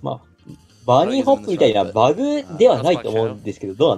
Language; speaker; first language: Japanese; native; Japanese